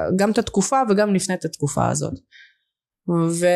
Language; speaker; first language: Hebrew; early bilingual, other home language; Russian